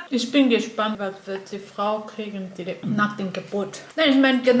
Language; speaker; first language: German; non-native, learner; Korean